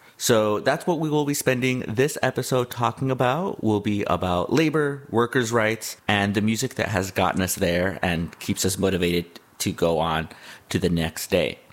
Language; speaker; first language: English; early bilingual, other home language; Spanish